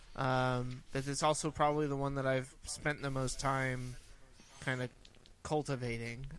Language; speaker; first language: English; native; English